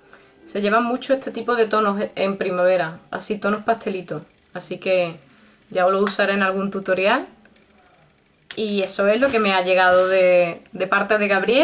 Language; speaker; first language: Spanish; native; Spanish